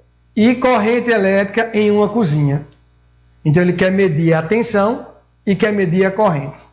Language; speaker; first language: Portuguese; native; Portuguese